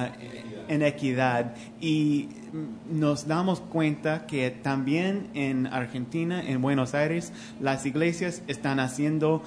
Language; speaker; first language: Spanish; non-native, fluent; English